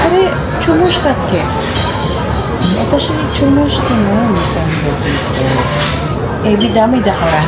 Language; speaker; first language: Japanese; non-native, fluent; Filipino